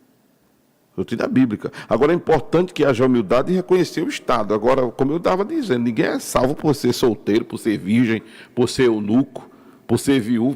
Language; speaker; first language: Portuguese; native; Portuguese